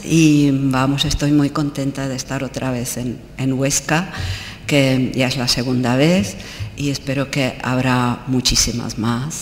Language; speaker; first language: Spanish; non-native, fluent; Czech